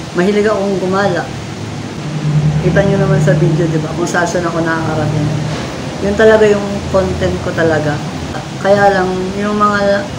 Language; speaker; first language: Filipino; non-native, local second language; Waray